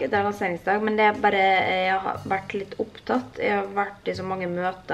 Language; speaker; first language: Norwegian; native; Norwegian